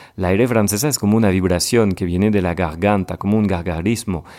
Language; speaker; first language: French; native; French